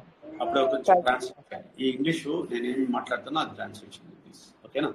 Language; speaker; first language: Telugu; non-native, learner; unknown